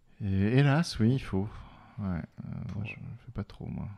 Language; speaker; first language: French; native; French